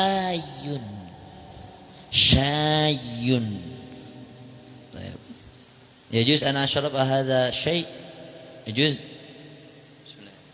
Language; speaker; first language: Arabic; non-native, fluent; Indonesian